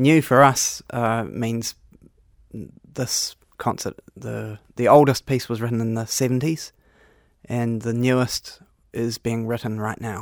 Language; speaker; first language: English; native; English